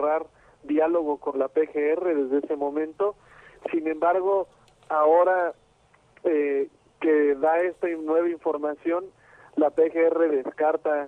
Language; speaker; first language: Spanish; native; Spanish